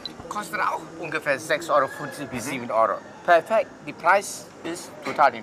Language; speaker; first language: German; non-native, fluent; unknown